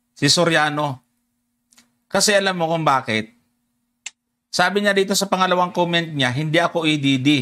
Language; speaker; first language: Filipino; non-native, local second language; Cebuano